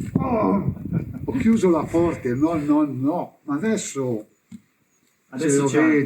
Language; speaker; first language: Italian; early bilingual, heritage; English